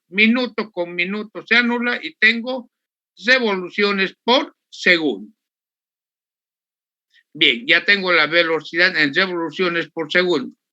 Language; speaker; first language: Spanish; native; Spanish